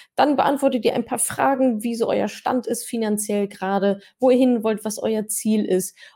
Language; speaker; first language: German; non-native, fluent; English